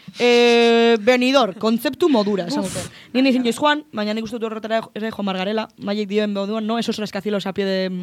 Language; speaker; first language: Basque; non-native, local second language; Spanish